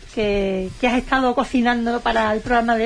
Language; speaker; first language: Spanish; native; Spanish